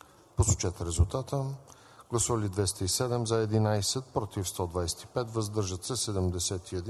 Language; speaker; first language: Bulgarian; native; Bulgarian